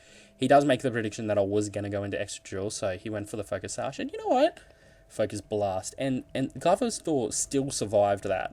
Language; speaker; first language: English; native; English